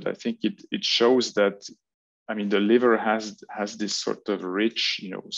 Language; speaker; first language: English; non-native, fluent; French